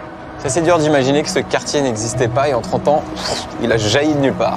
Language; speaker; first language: French; native; French